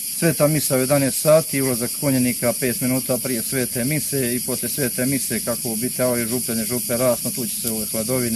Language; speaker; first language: Bosnian; native; Bosnian